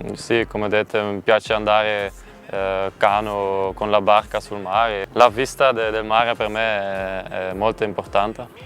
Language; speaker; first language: Italian; non-native, learner; Dutch